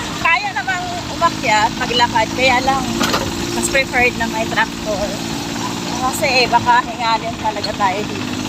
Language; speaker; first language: Filipino; non-native, local second language; Cebuano